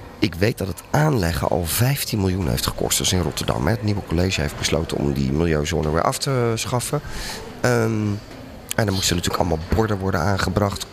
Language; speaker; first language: Dutch; native; Dutch